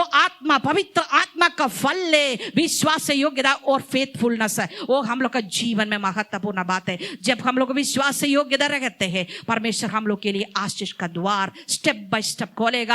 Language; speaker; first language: Hindi; non-native, local second language; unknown